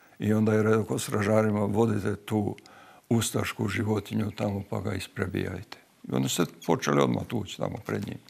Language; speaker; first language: Croatian; native; Croatian